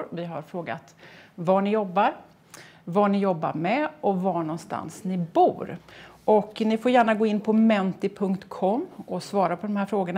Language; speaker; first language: Swedish; native; Swedish